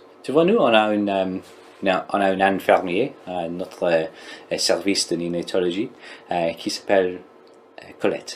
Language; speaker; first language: French; non-native, learner; English